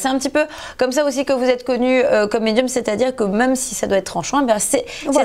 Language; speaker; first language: French; native; French